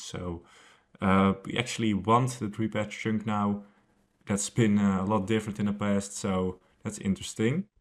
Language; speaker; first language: English; non-native, fluent; Dutch